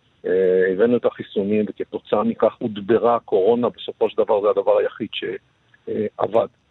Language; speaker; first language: Hebrew; native; Hebrew